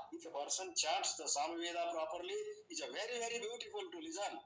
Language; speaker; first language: English; non-native, local second language; Kannada